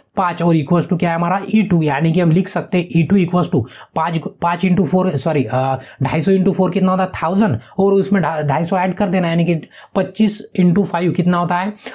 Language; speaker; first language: Hindi; non-native, local second language; Marathi